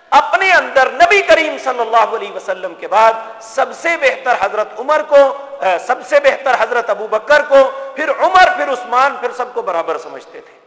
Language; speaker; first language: Urdu; non-native, local second language; Punjabi